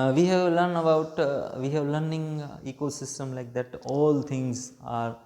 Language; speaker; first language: English; non-native, local second language; Gujarati